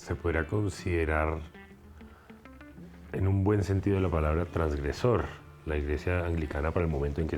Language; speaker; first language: Spanish; native; Spanish